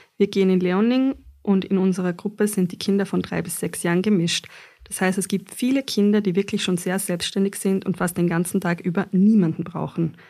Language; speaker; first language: German; native; German